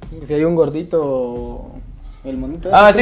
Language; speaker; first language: Spanish; native; Spanish